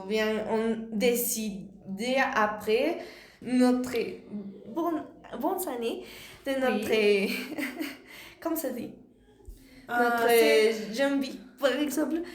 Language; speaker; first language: French; non-native, learner; Spanish